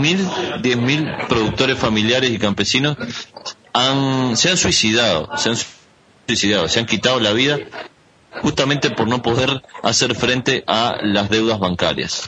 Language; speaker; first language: Spanish; native; Spanish